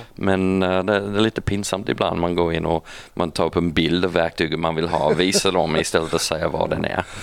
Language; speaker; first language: Swedish; non-native, fluent; English